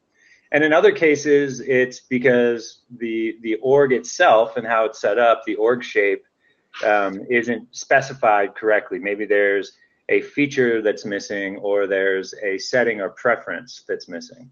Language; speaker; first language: English; native; English